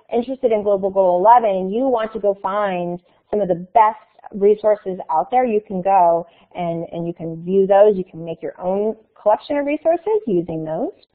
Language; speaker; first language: English; native; English